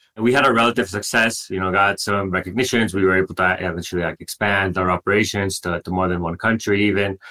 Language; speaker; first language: English; non-native, fluent; Spanish